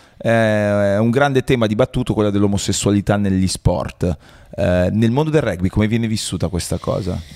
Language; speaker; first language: Italian; native; Italian